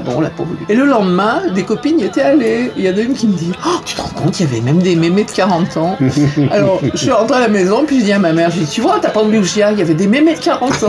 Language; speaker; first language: French; native; French